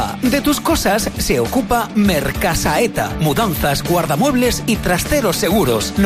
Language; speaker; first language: Spanish; native; Spanish